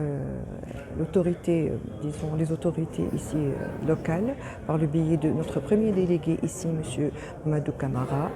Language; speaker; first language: French; non-native, local second language; Arabic